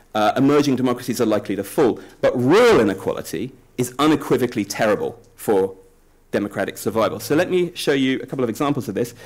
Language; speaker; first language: English; native; English